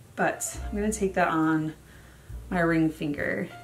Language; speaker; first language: English; native; English